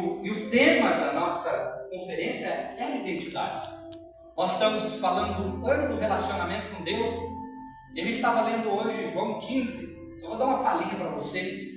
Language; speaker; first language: Portuguese; native; Portuguese